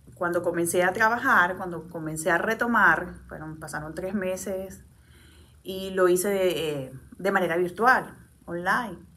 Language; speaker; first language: Spanish; native; Spanish